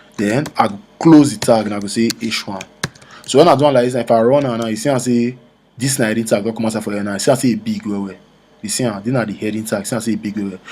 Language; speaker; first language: Nigerian Pidgin; native; Nigerian Pidgin